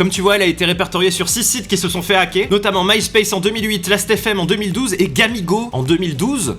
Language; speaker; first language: French; native; French